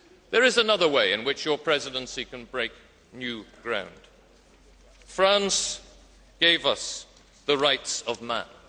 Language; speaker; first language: English; native; English